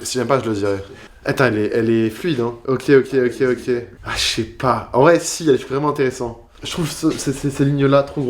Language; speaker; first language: French; native; French